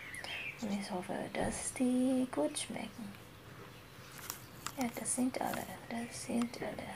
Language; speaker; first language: German; non-native, fluent; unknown